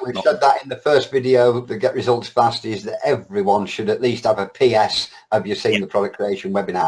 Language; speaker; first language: English; native; English